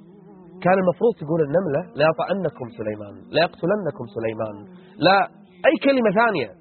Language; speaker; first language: Arabic; native; Arabic